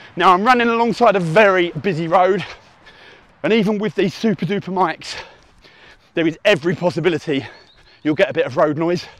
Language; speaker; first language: English; native; English